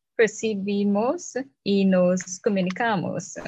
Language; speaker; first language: Spanish; non-native, learner; English